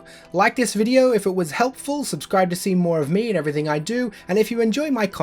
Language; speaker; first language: English; native; English